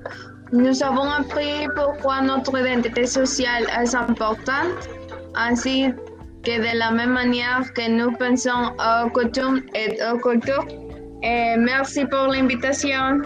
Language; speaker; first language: French; non-native, learner; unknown